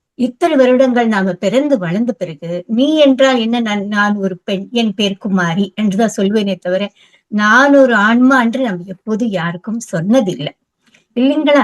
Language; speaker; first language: Tamil; non-native, local second language; Telugu